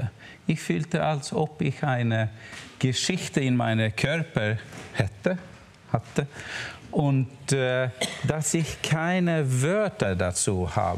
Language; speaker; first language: German; non-native, learner; Swedish